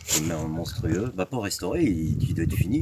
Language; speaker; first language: French; native; French